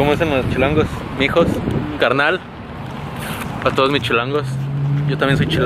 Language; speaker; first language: Spanish; native; Spanish